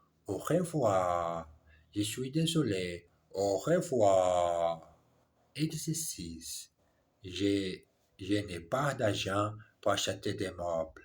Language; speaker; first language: French; non-native, learner; English